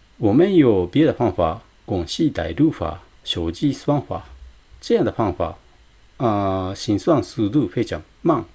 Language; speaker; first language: Chinese; non-native, learner; Japanese